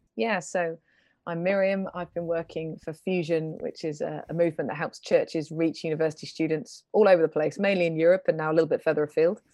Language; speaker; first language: English; native; English